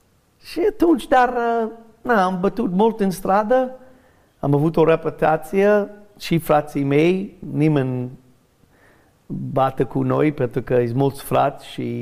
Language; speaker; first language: Romanian; non-native, learner; English